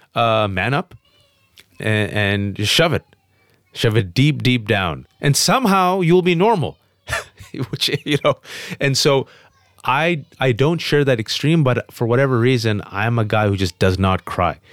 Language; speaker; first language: English; early bilingual, other home language; Urdu